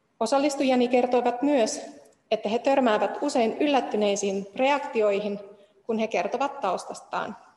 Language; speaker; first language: Finnish; non-native, fluent; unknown